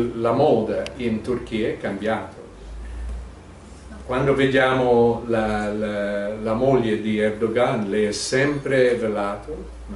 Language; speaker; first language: Italian; non-native, fluent; English